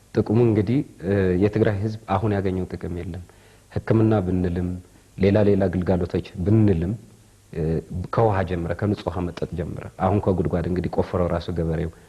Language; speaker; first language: Amharic; non-native, local second language; Tigrinya